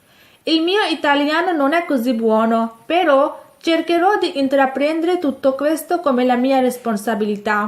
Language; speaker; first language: Italian; non-native, fluent; Urdu